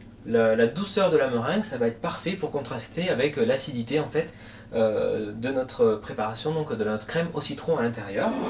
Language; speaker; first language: French; native; French